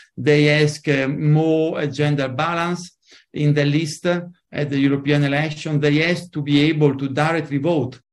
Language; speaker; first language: English; non-native, fluent; Italian